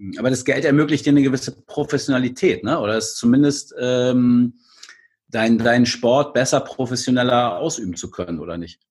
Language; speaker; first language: German; native; German